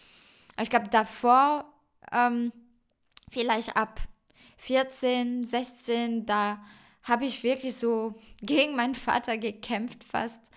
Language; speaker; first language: German; non-native, fluent; French